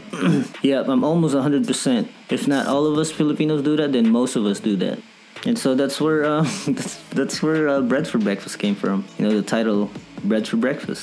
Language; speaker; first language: English; non-native, local second language; Filipino